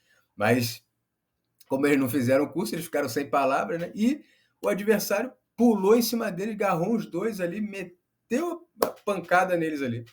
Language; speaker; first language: Portuguese; native; Portuguese